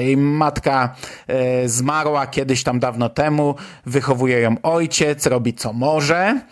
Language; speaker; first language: Polish; native; Polish